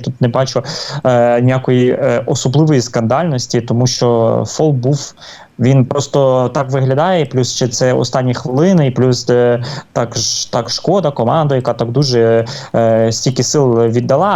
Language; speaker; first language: Ukrainian; native; Ukrainian